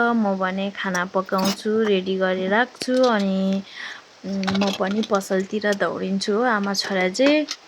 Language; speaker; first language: Nepali; non-native, local second language; Sherpa